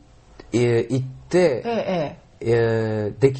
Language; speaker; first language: Japanese; non-native, learner; Arabic